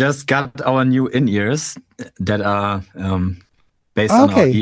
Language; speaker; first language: English; non-native, fluent; German